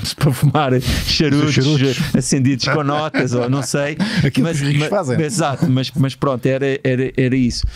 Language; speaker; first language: Portuguese; native; Portuguese